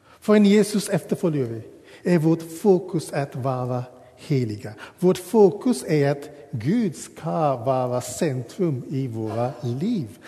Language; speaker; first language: Swedish; non-native, fluent; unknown